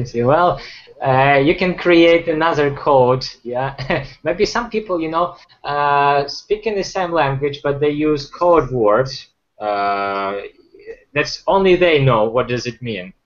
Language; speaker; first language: English; non-native, fluent; Ukrainian